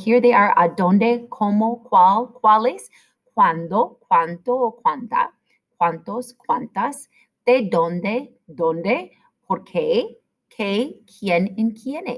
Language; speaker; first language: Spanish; non-native, fluent; English